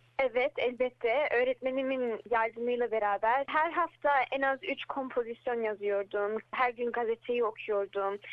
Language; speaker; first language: Turkish; early bilingual, heritage; Turkish